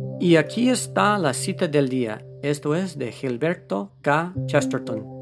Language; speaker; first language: Spanish; non-native, fluent; English